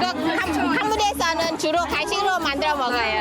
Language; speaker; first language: Korean; non-native, fluent; Khmer